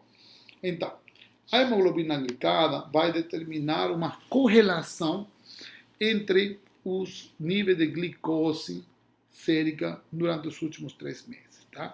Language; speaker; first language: Portuguese; non-native, fluent; Spanish